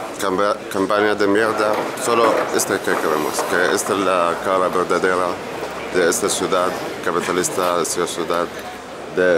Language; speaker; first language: Spanish; non-native, learner; Arabic